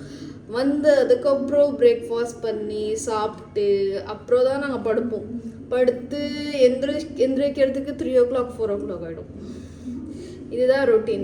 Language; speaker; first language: Tamil; early bilingual, heritage; Tamil